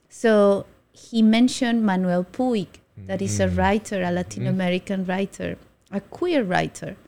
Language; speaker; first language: English; non-native, fluent; Spanish